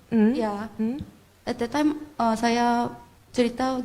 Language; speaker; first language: Indonesian; non-native, fluent; Korean